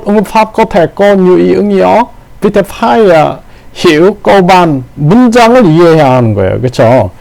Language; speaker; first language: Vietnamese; non-native, learner; Korean